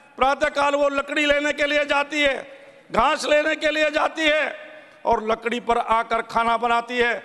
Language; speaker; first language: Hindi; native; Hindi